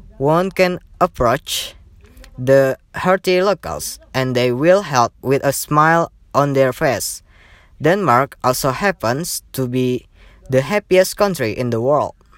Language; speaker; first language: English; non-native, learner; Indonesian